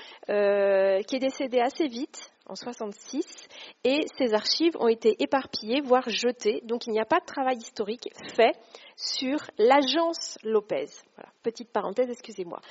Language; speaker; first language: French; native; French